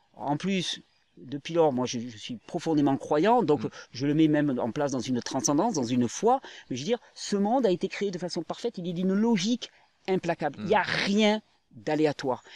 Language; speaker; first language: French; native; French